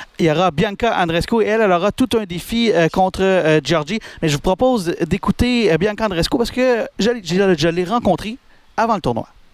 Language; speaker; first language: French; native; French